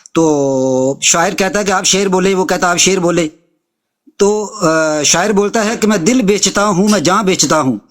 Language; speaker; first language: Urdu; non-native, local second language; Punjabi